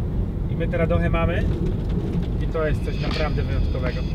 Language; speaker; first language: Polish; native; Polish